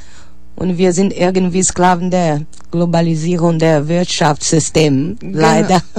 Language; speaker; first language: German; non-native, fluent; Portuguese